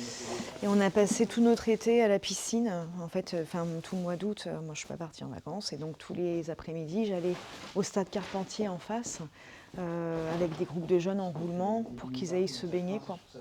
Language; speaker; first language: French; native; French